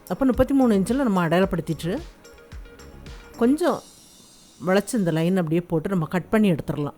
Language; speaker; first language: Tamil; native; Tamil